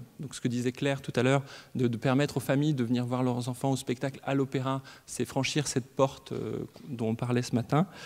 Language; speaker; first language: French; native; French